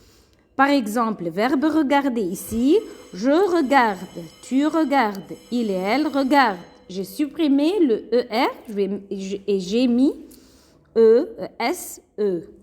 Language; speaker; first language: French; non-native, fluent; Arabic